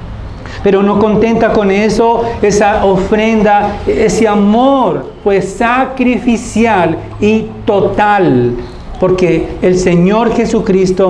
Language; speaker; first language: Spanish; native; Spanish